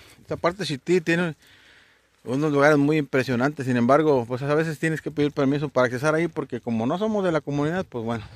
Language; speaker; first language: Spanish; native; Spanish